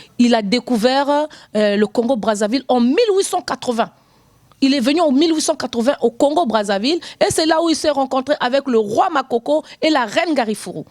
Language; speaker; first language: French; non-native, local second language; Lingala